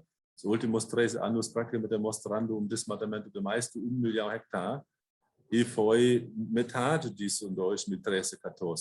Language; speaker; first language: Portuguese; non-native, fluent; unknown